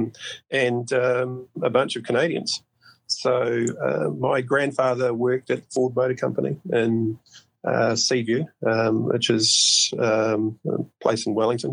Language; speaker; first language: English; native; English